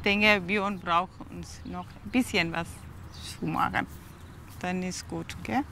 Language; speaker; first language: German; non-native, learner; Tamil